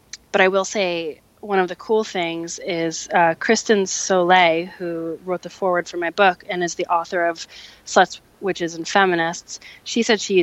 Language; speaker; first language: English; native; English